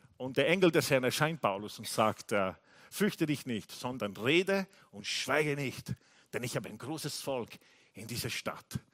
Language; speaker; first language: German; non-native, fluent; English